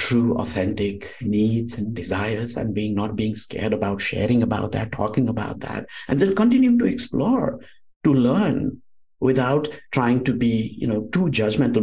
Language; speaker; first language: English; non-native, local second language; Nepali